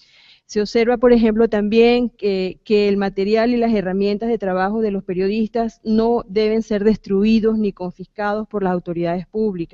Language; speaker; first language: Spanish; native; Spanish